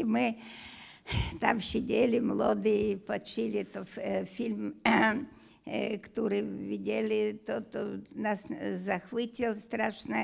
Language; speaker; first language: Polish; non-native, fluent; Hungarian